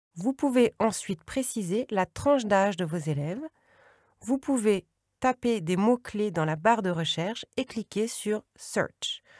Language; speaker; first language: French; native; French